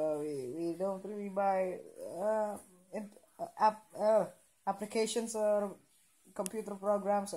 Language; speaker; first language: English; non-native, local second language; Indonesian